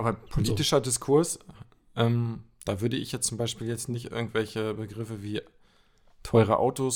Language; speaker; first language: German; native; German